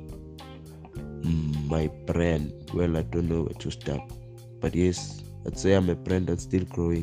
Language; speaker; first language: English; non-native, local second language; Swati